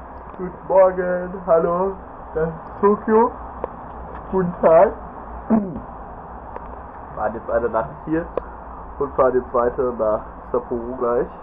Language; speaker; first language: German; native; German